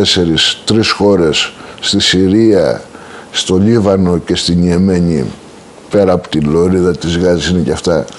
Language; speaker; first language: Greek; native; Greek